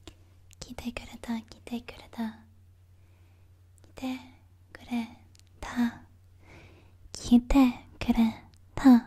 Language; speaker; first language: Japanese; non-native, learner; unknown